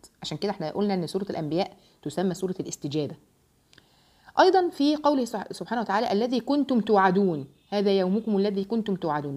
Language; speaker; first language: Arabic; native; Arabic